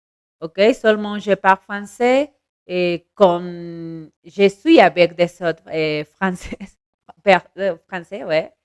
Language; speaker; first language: French; non-native, learner; Spanish